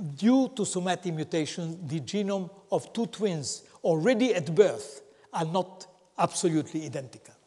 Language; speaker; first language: English; non-native, fluent; Italian